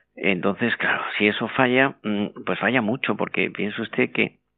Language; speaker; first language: Spanish; native; Spanish